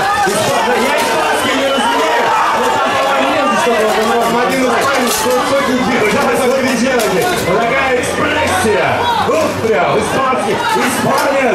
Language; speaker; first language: Russian; native; Russian